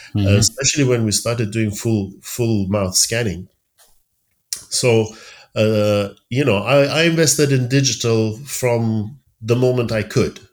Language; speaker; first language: English; early bilingual, other home language; Persian